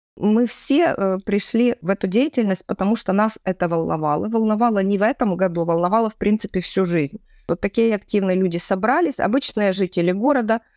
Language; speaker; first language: Russian; native; Russian